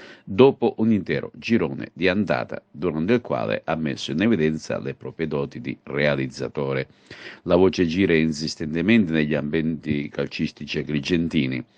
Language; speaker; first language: Italian; native; Italian